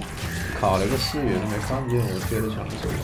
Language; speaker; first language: Chinese; native; Chinese